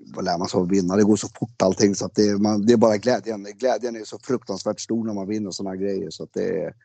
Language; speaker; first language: Swedish; native; Swedish